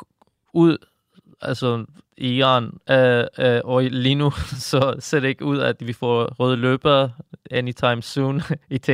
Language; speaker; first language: Danish; non-native, fluent; Persian